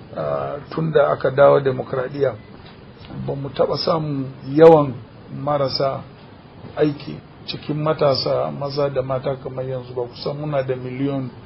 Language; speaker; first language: Hausa; non-native, local second language; Fula